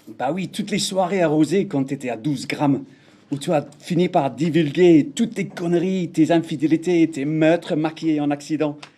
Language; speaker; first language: French; non-native, fluent; English